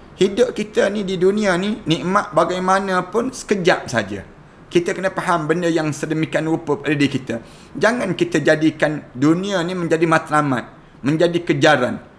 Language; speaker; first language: Malay; native; Malay